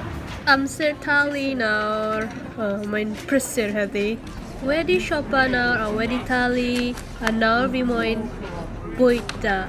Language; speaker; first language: Welsh; non-native, learner; Malay